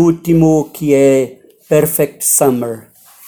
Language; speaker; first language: Spanish; non-native, fluent; Portuguese